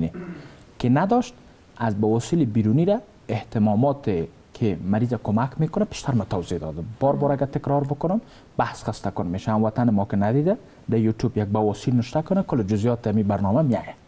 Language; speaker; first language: Persian; native; Persian